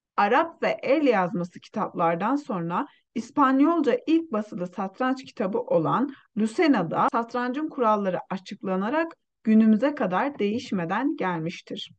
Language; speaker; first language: Turkish; non-native, fluent; Uyghur